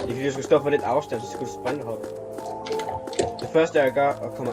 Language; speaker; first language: Danish; native; Danish